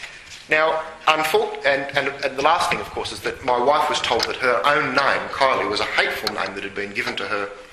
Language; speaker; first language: English; native; English